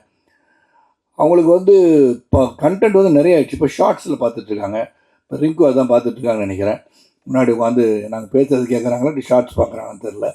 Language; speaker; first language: Tamil; native; Tamil